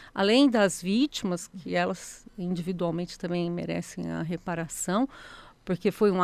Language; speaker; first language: Portuguese; native; Portuguese